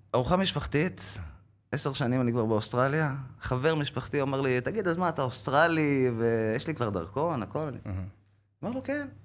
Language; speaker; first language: Hebrew; native; Hebrew